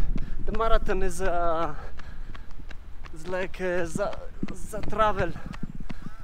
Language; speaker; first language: English; non-native, learner; Italian